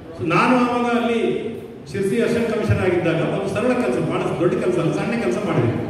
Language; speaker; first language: Kannada; native; Kannada